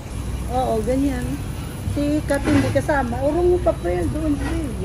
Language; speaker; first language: Filipino; native; Filipino